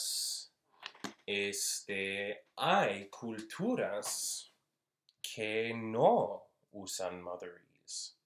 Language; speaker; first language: Spanish; non-native, fluent; English